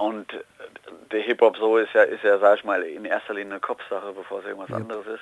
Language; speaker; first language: German; native; German